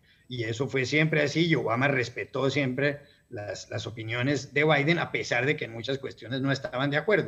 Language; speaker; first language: Spanish; native; Spanish